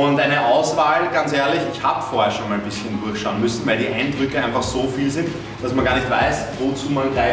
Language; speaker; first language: German; native; German